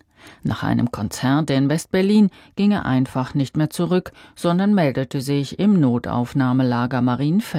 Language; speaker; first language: German; native; German